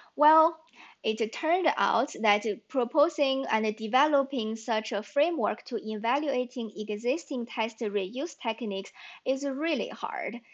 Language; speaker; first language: English; non-native, fluent; Chinese